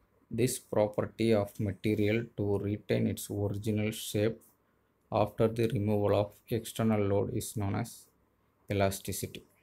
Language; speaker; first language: English; non-native, local second language; Tamil